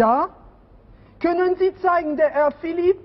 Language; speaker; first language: German; non-native, learner; French